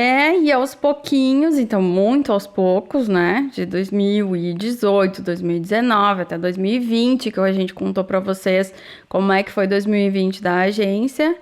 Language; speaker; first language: Portuguese; native; Portuguese